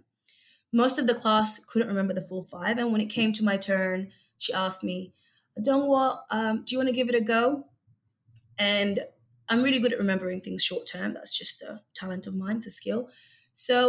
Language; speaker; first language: English; early bilingual, other home language; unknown